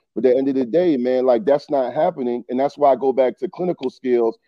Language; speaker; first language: English; native; English